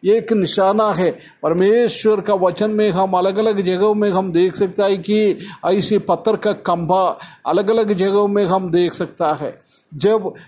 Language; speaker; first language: Hindi; non-native, local second language; Malayalam